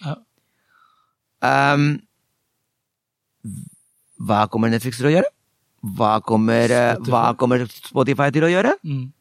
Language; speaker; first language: Norwegian; non-native, fluent; Spanish